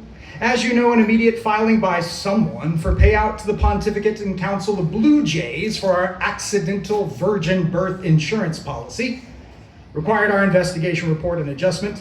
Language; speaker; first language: English; native; English